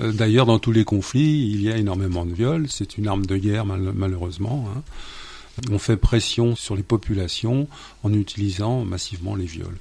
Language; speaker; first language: French; native; French